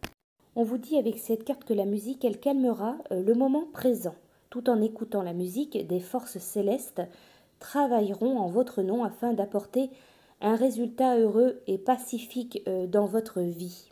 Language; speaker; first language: French; native; French